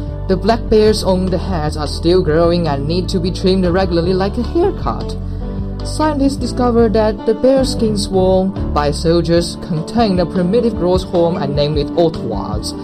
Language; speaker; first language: English; non-native, fluent; Chinese